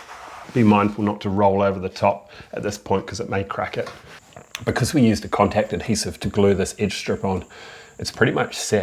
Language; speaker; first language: English; native; English